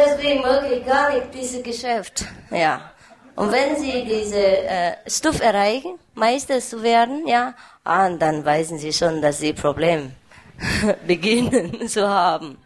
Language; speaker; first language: German; non-native, fluent; Vietnamese